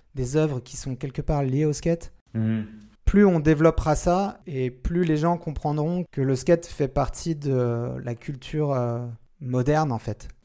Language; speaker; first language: French; native; French